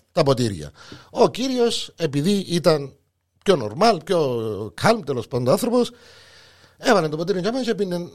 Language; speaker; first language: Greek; native; Greek